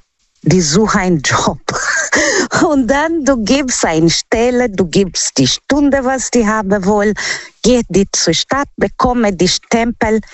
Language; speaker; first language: German; non-native, fluent; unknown